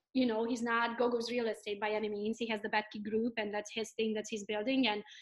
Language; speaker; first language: English; non-native, fluent; Romanian